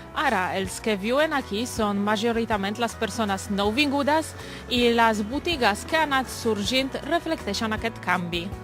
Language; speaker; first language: Catalan; non-native, fluent; Polish